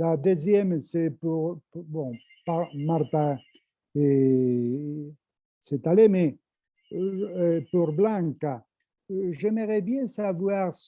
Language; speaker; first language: French; non-native, fluent; Spanish